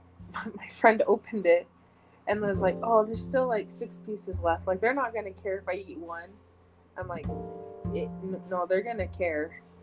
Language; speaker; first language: English; early bilingual, heritage; English